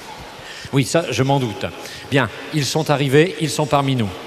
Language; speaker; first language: French; native; French